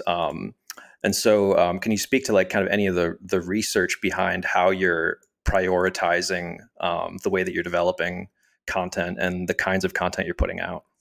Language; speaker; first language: English; native; English